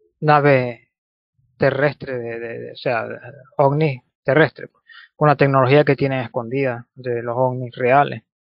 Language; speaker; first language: Spanish; native; Spanish